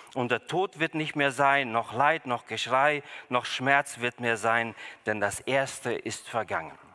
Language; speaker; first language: German; early bilingual, other home language; Russian